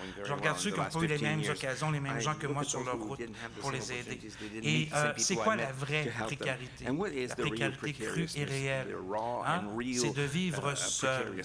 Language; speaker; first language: French; native; French